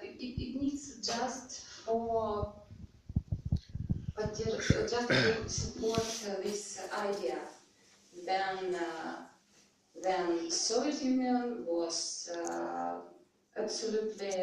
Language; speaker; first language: English; non-native, learner; Russian